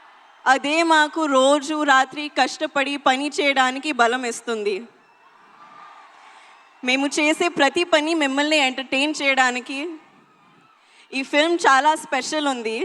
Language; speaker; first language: Telugu; non-native, learner; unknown